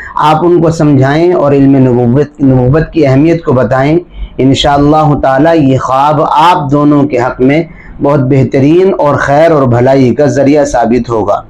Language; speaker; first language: Hindi; native; Hindi